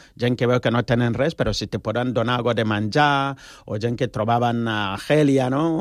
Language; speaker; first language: Catalan; non-native, learner; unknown